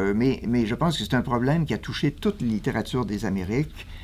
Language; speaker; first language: French; native; French